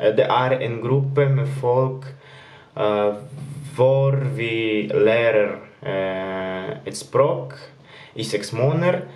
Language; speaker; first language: Norwegian; non-native, learner; Polish